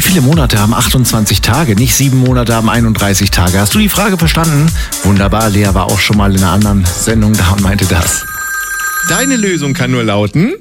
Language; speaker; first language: German; native; German